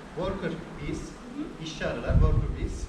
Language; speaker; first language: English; non-native, learner; Turkish